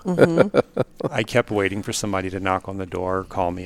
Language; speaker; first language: English; native; English